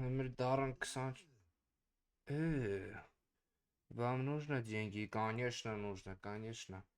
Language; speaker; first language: Russian; non-native, learner; Armenian